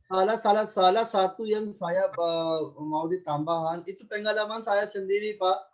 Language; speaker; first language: Indonesian; non-native, fluent; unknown